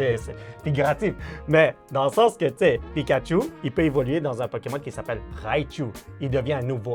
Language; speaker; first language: French; native; French